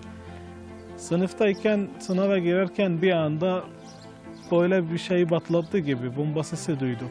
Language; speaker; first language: Turkish; non-native, fluent; Arabic